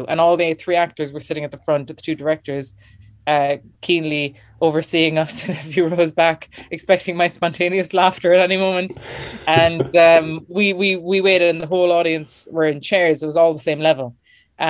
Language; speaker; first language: English; native; English